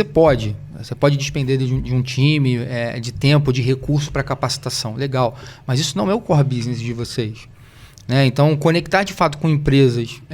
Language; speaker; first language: Portuguese; native; Portuguese